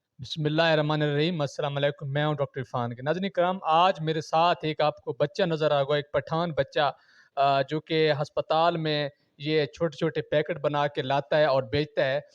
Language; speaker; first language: Urdu; non-native, local second language; Saraiki